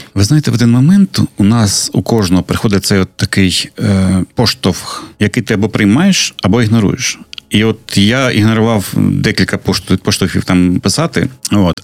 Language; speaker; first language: Ukrainian; non-native, local second language; Russian